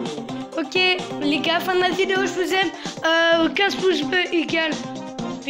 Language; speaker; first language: French; native; French